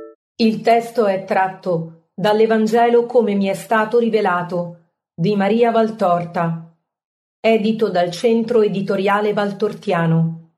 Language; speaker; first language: Italian; native; Italian